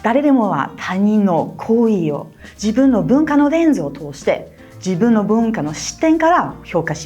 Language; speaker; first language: Japanese; non-native, fluent; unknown